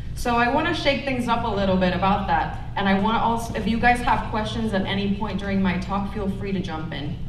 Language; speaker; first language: English; non-native, fluent; Spanish